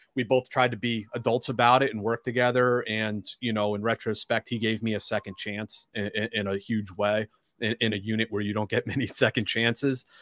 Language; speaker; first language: English; native; English